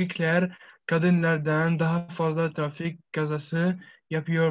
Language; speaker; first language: Turkish; non-native, learner; Arabic